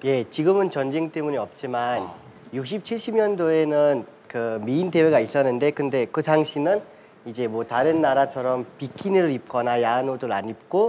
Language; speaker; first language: Korean; non-native, fluent; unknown